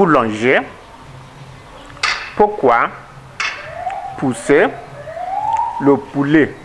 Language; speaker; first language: French; non-native, learner; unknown